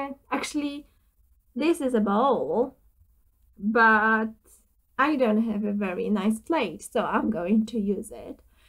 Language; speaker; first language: English; non-native, fluent; Polish